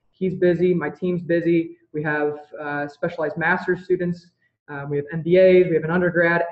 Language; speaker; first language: English; native; English